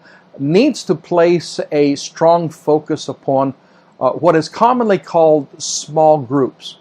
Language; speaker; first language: English; native; English